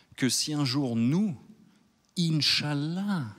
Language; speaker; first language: French; native; French